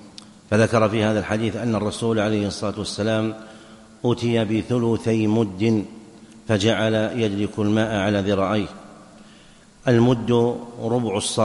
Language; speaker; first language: Arabic; native; Arabic